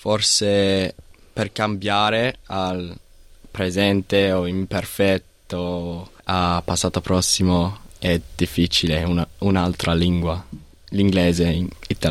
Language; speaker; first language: Italian; non-native, learner; English